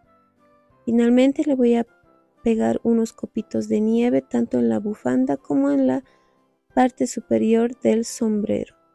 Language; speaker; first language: Spanish; native; Spanish